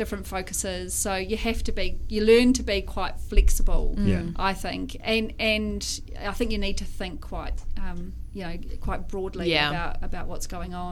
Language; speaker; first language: English; native; English